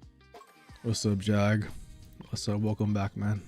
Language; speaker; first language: English; native; English